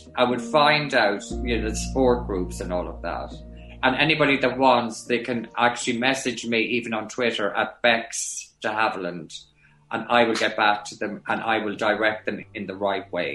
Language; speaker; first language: English; native; English